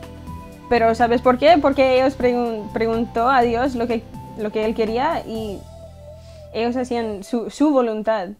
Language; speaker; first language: Spanish; early bilingual, heritage; English